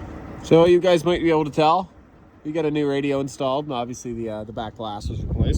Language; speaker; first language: English; native; English